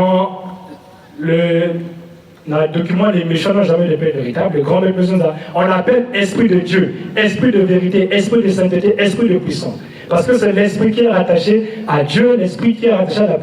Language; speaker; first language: French; non-native, local second language; Lingala